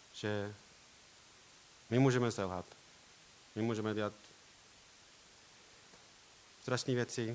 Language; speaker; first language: Czech; non-native, learner; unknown